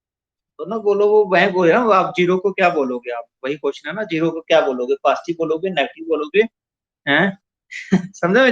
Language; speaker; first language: Hindi; non-native, local second language; Punjabi